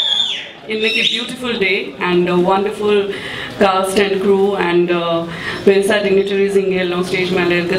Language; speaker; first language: Tamil; non-native, fluent; Telugu